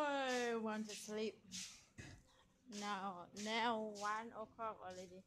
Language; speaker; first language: English; non-native, learner; Thai